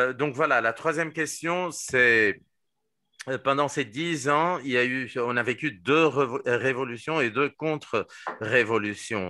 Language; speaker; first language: French; non-native, fluent; Spanish